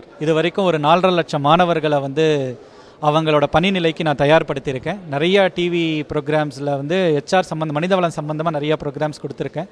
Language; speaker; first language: Tamil; native; Tamil